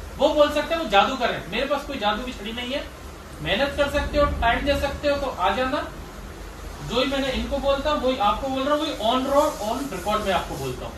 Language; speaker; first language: Hindi; native; Hindi